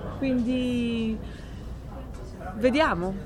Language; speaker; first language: Italian; non-native, learner; Albanian